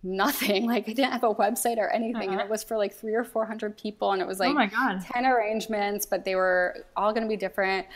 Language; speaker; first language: English; native; English